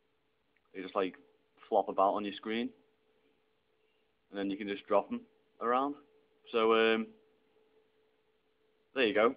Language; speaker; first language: English; native; English